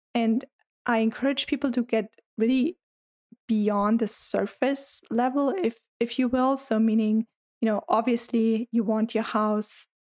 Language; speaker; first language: English; non-native, fluent; German